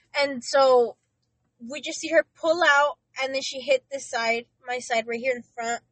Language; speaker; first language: English; early bilingual, other home language; Spanish